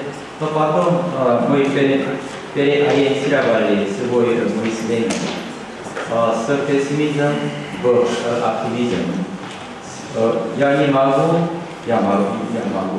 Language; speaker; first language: Russian; non-native, learner; Korean